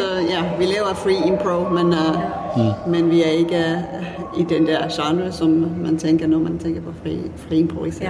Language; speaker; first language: Danish; non-native, fluent; Finnish